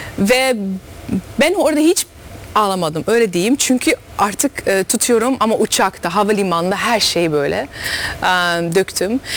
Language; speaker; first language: Turkish; early bilingual, heritage; Dutch